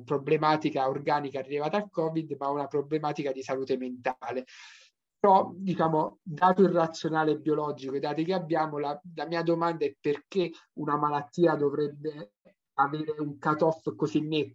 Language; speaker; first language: Italian; native; Italian